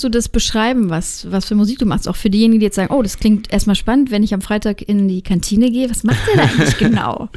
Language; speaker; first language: German; native; German